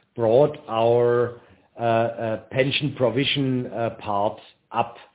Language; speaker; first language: English; non-native, fluent; German